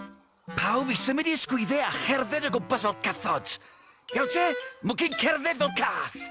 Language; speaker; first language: Welsh; native; Welsh